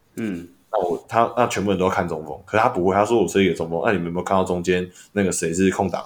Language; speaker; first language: Chinese; native; Chinese